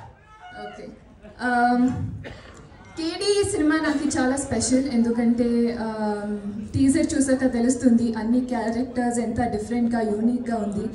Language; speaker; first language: Telugu; non-native, learner; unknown